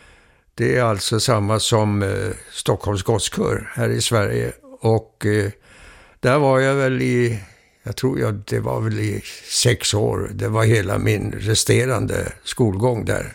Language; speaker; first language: Swedish; early bilingual, heritage; Swedish